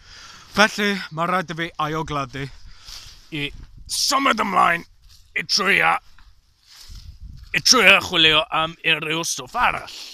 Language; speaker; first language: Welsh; non-native, learner; English